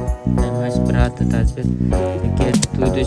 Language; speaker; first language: Portuguese; non-native, learner; Nepali